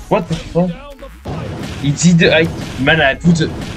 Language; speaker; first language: English; non-native, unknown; French